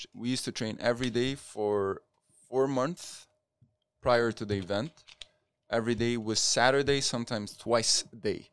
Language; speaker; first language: English; non-native, fluent; Arabic